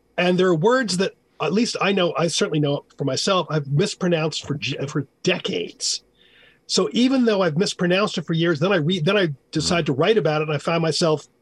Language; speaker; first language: English; native; English